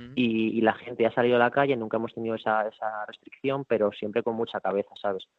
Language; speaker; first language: Spanish; native; Spanish